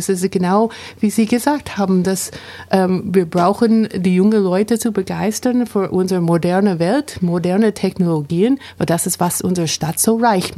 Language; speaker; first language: German; non-native, fluent; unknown